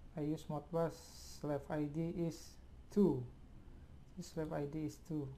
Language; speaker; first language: English; non-native, learner; Indonesian